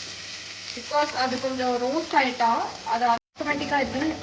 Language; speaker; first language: Tamil; non-native, learner; Hindi